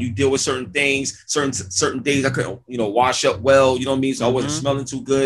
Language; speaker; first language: English; native; English